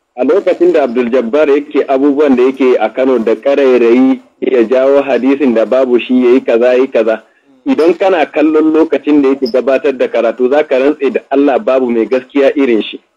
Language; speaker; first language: Hausa; non-native, local second language; Fula